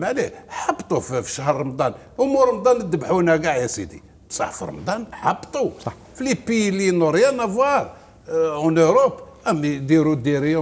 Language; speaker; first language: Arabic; native; Arabic